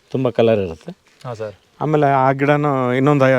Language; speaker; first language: Kannada; native; Kannada